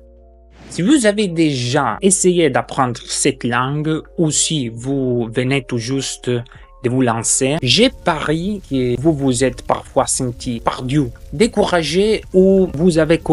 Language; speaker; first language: French; non-native, fluent; German